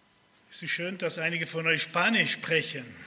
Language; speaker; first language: German; early bilingual, other home language; Spanish